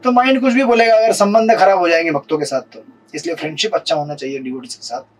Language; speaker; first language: Hindi; non-native, local second language; Marathi